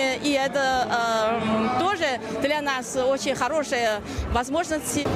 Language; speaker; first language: Russian; non-native, fluent; Chinese